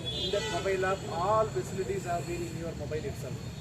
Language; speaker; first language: English; non-native, local second language; Tamil